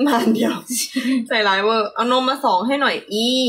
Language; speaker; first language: Thai; early bilingual, heritage; Thai